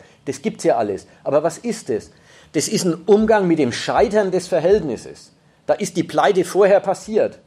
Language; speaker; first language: German; native; German